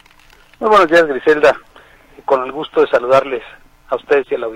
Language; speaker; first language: Spanish; native; Spanish